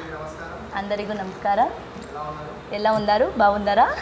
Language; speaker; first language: Telugu; non-native, learner; Kannada